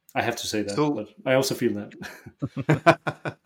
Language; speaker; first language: English; non-native, fluent; Danish